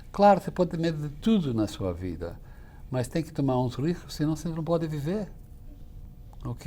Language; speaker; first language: Portuguese; non-native, fluent; English